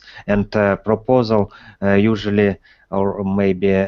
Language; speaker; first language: English; non-native, learner; Russian